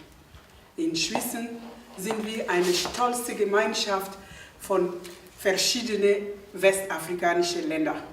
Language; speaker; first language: German; non-native, fluent; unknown